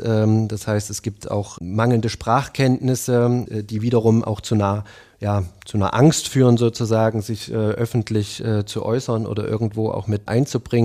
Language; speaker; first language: German; native; German